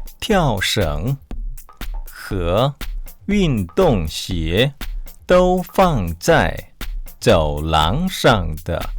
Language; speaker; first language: Chinese; non-native, fluent; Korean